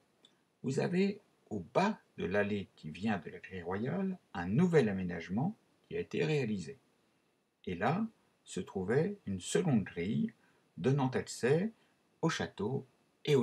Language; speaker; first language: French; native; French